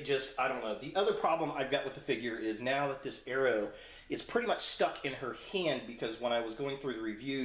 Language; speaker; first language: English; native; English